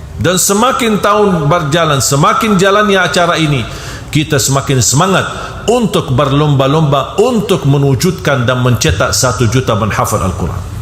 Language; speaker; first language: Malay; non-native, fluent; Arabic